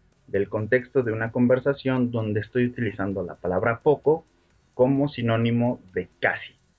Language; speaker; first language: Spanish; native; Spanish